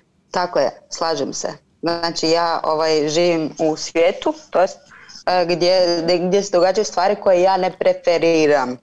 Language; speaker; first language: Serbian; non-native, fluent; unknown